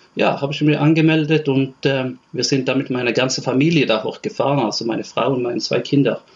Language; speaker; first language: German; non-native, fluent; Norwegian